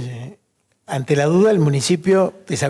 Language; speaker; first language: Spanish; native; Spanish